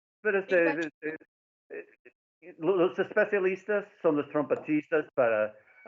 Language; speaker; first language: Spanish; non-native, fluent; English